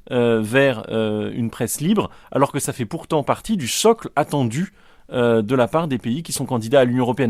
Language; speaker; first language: French; native; French